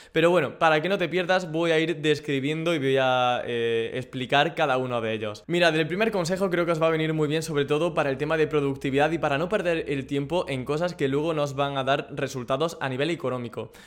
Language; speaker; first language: Spanish; native; Spanish